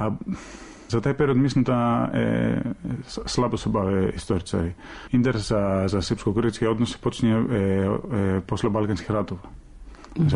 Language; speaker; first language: Serbian; non-native, fluent; Greek